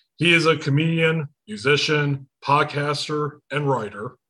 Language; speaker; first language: English; native; English